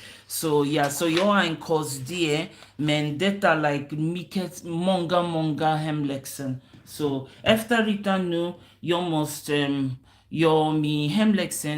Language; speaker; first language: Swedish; non-native, learner; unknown